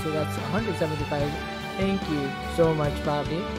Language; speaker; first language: English; non-native, local second language; Filipino